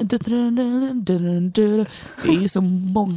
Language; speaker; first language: Swedish; native; Swedish